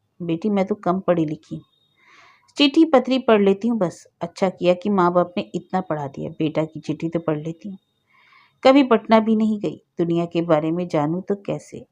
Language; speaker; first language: Hindi; native; Hindi